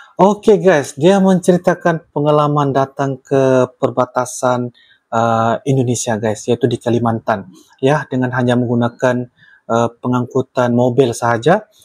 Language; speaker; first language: Malay; native; Malay